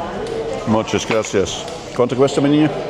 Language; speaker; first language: Spanish; non-native, learner; English